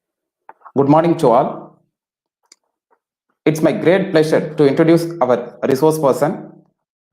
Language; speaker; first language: English; non-native, local second language; Tamil